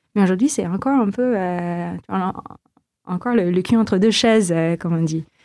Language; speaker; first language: French; non-native, fluent; Filipino